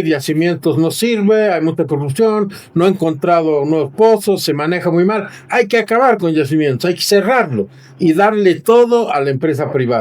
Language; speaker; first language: Spanish; native; Spanish